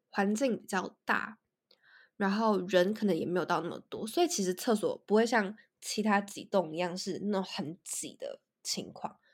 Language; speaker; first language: Chinese; native; Chinese